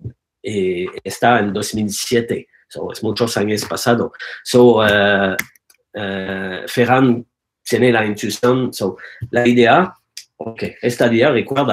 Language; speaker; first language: Spanish; non-native, learner; French